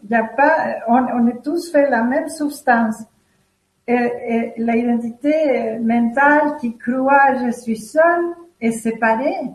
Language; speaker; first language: French; non-native, fluent; Spanish